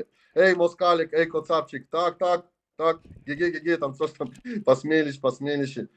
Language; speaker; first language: Polish; non-native, learner; Russian